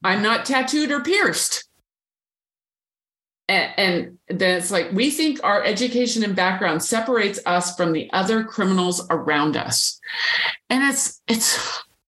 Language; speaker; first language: English; native; English